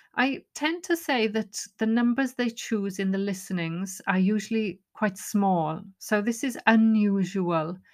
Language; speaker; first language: English; non-native, local second language; Welsh